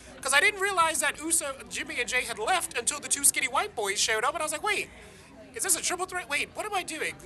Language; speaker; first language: English; native; English